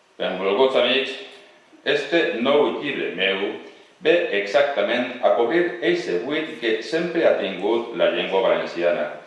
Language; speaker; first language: Catalan; non-native, local second language; Spanish